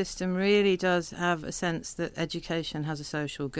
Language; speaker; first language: English; native; English